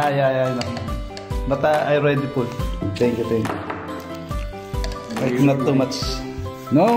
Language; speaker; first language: English; non-native, learner; Filipino